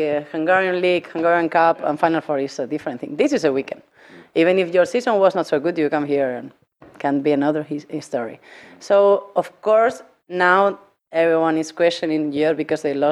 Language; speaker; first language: English; non-native, fluent; Spanish